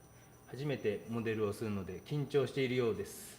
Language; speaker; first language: Japanese; native; Japanese